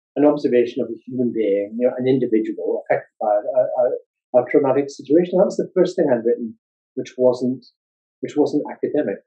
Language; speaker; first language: English; native; English